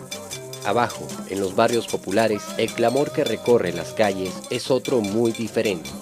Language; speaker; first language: Spanish; native; Spanish